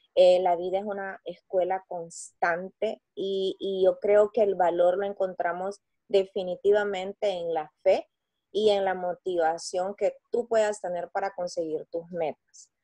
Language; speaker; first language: Spanish; native; Spanish